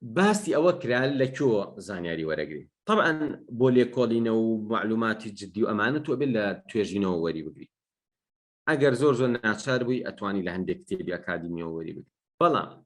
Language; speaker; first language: Central Kurdish; non-native, local second language; Gurani